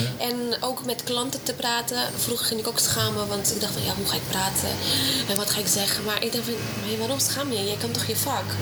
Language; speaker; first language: Dutch; non-native, fluent; Russian